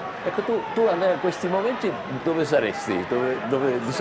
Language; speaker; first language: Italian; native; Italian